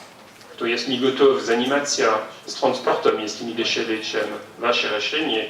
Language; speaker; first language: Russian; non-native, fluent; French